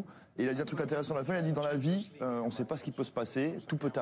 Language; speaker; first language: French; native; French